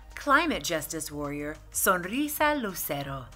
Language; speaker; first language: English; native; English